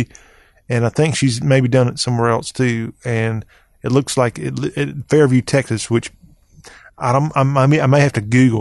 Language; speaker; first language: English; native; English